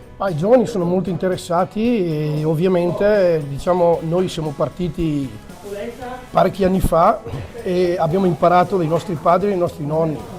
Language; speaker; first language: Italian; native; Italian